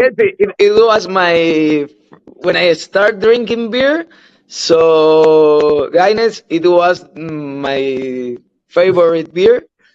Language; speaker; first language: English; non-native, learner; Spanish